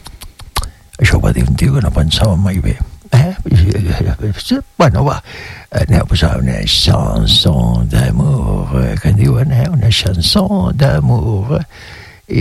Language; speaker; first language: Catalan; native; Catalan